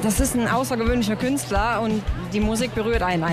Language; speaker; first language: German; native; German